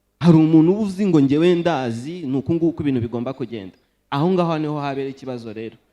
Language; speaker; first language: Kinyarwanda; native; Kinyarwanda